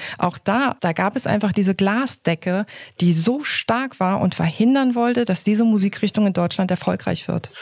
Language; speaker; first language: German; early bilingual, other home language; Korean